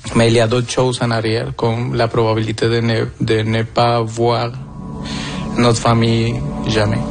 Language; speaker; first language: French; non-native, fluent; Spanish